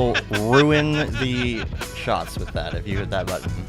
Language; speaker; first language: English; native; English